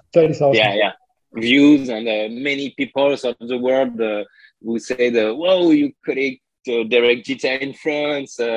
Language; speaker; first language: English; non-native, learner; French